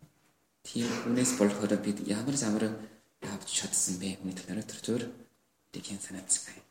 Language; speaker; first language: Mongolian; non-native, learner; Korean